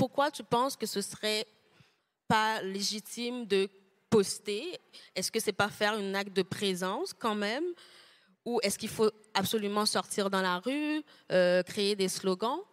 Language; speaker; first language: French; native; French